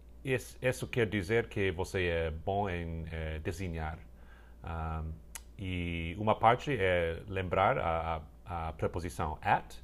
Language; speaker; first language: Portuguese; non-native, fluent; English